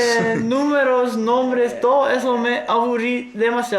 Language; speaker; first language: Spanish; non-native, fluent; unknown